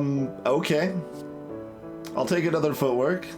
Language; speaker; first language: English; native; English